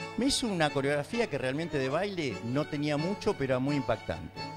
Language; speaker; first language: Spanish; native; Spanish